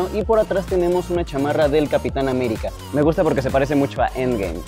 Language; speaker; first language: Spanish; native; Spanish